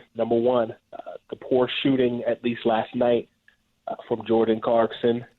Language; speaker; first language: English; native; English